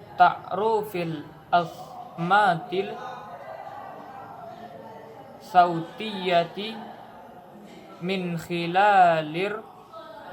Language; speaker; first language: Arabic; non-native, learner; Indonesian